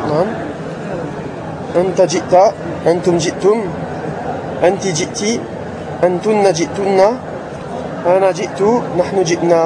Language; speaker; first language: Arabic; non-native, learner; French